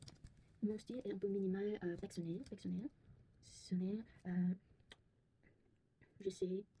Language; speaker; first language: French; non-native, learner; Korean